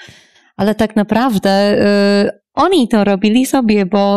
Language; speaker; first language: Polish; non-native, fluent; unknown